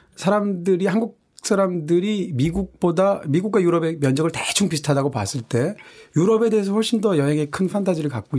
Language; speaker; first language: Korean; native; Korean